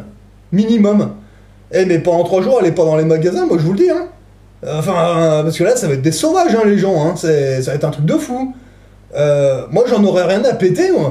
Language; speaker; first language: French; native; French